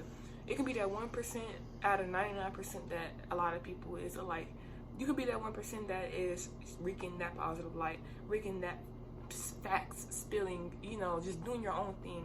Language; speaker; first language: English; native; English